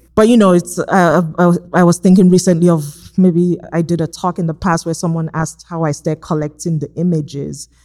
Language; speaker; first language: English; non-native, local second language; Igbo